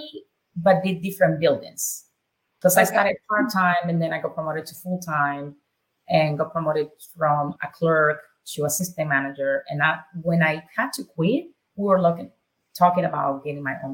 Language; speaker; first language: English; non-native, fluent; Spanish